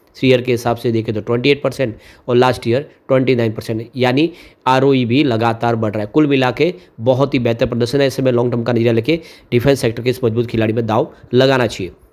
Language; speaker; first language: Hindi; native; Hindi